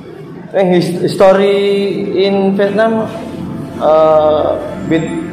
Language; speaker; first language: English; non-native, learner; Javanese